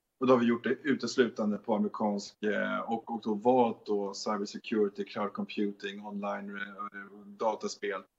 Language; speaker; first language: Swedish; native; Swedish